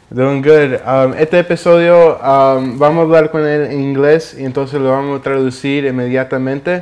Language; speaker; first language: Spanish; early bilingual, heritage; Spanish